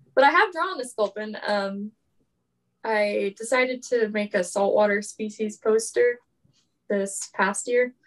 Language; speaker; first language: English; native; English